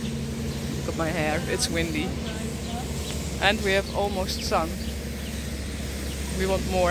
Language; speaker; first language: English; non-native, fluent; Dutch